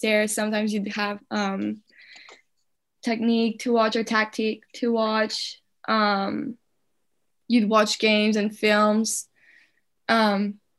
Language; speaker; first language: English; non-native, fluent; French